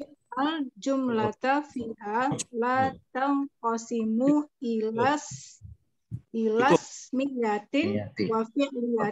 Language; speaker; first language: Arabic; non-native, learner; Indonesian